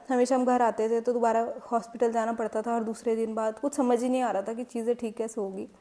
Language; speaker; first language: Hindi; native; Hindi